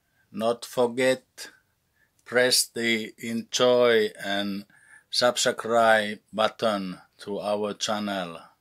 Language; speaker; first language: English; non-native, learner; Finnish